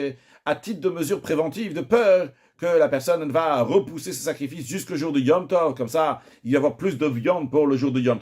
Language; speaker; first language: French; native; French